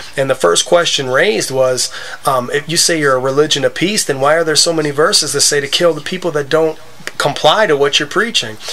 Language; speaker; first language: English; native; English